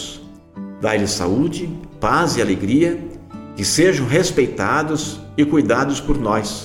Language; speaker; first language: Portuguese; native; Portuguese